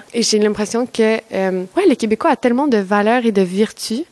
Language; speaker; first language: French; non-native, fluent; Spanish